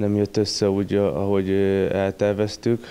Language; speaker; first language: Hungarian; non-native, learner; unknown